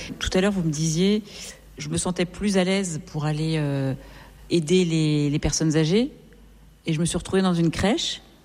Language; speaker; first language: French; native; French